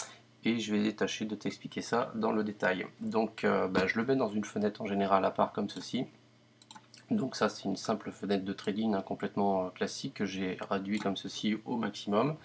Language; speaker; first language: French; native; French